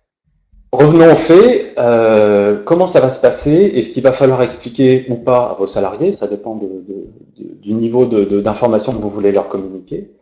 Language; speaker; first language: French; native; French